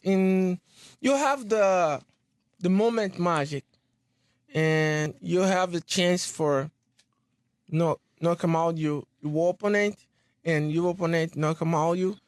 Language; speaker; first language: English; non-native, learner; Portuguese